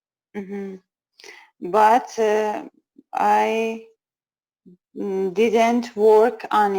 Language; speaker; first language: English; non-native, learner; Persian